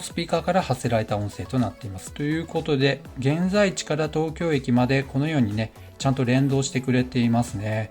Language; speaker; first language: Japanese; native; Japanese